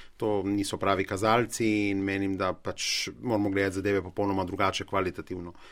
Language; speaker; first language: Slovenian; native; Slovenian